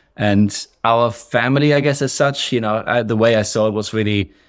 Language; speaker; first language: English; non-native, fluent; German